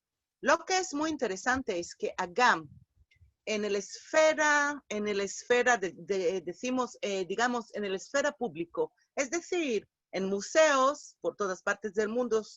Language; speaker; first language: Spanish; non-native, fluent; Hebrew